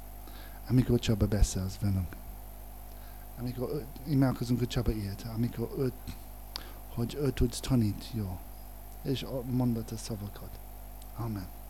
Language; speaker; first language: Hungarian; non-native, learner; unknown